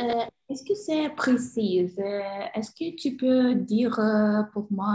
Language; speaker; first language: French; non-native, learner; Ukrainian